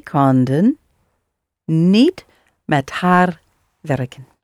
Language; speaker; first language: Dutch; non-native, learner; English